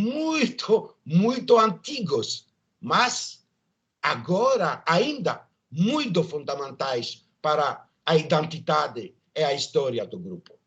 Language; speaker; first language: Portuguese; non-native, learner; French